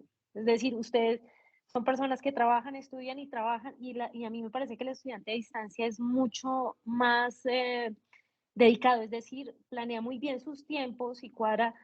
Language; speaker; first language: Spanish; native; Spanish